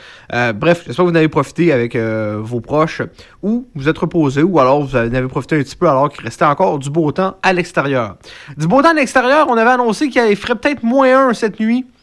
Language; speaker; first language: French; native; French